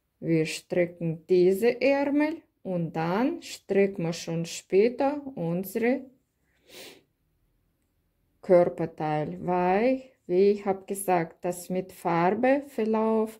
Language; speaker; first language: German; non-native, learner; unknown